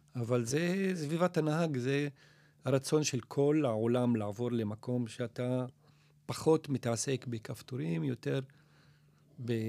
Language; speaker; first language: Hebrew; non-native, local second language; Arabic